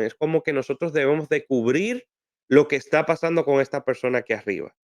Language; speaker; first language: Spanish; native; Spanish